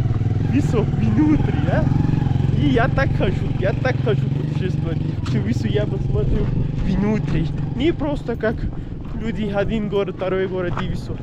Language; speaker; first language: Russian; non-native, learner; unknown